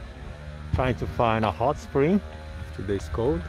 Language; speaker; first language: English; non-native, fluent; Portuguese